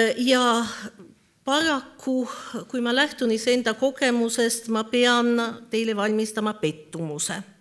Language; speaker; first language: Estonian; non-native, fluent; French